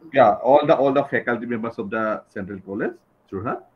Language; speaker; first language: English; non-native, local second language; Assamese